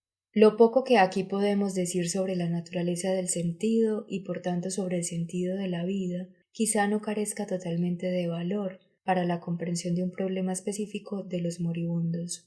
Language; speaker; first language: Spanish; native; Spanish